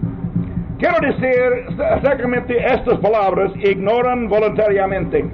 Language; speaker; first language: Spanish; non-native, learner; English